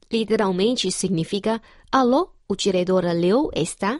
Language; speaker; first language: Portuguese; non-native, fluent; Chinese